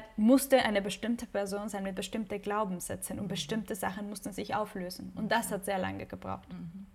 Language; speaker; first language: German; non-native, fluent; Spanish